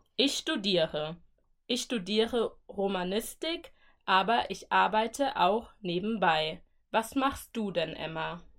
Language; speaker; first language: German; native; German